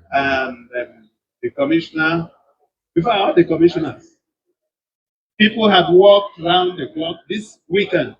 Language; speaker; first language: English; non-native, local second language; Igbo